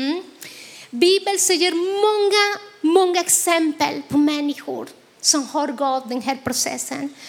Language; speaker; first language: Swedish; non-native, fluent; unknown